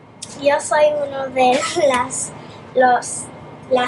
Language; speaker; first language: Spanish; early bilingual, heritage; Spanish